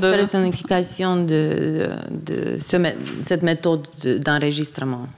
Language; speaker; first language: French; non-native, fluent; Romanian